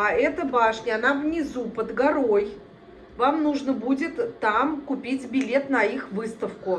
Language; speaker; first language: Russian; native; Russian